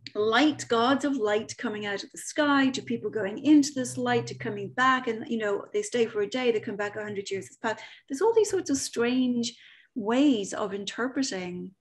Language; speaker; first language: English; native; English